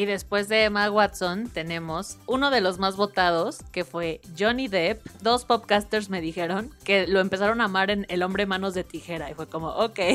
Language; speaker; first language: Spanish; native; Spanish